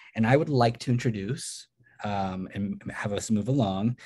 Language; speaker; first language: English; early bilingual, other home language; Spanish